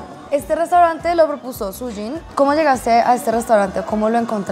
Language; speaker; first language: Spanish; native; Spanish